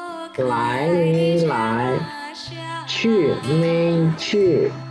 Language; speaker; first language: Chinese; non-native, learner; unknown